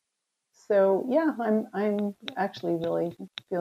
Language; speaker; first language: English; native; English